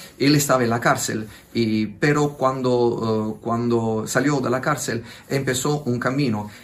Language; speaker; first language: Spanish; non-native, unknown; Italian